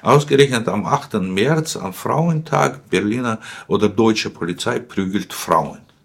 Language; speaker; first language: German; non-native, fluent; Russian